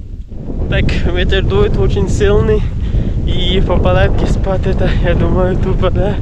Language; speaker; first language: Russian; non-native, learner; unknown